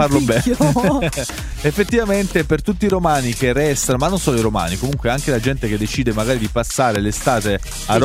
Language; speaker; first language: Italian; native; Italian